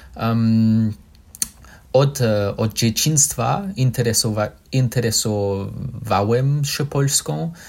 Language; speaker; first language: Polish; non-native, learner; English